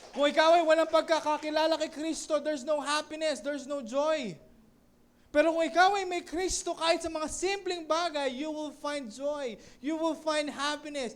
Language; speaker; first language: Filipino; native; Filipino